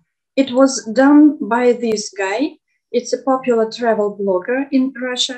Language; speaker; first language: English; non-native, fluent; Russian